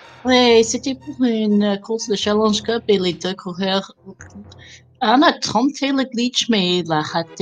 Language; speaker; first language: French; non-native, fluent; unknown